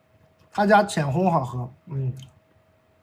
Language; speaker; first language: Chinese; native; Chinese